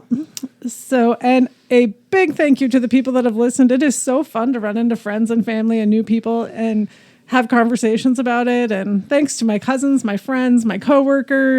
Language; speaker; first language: English; native; English